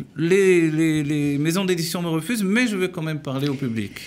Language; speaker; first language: French; native; French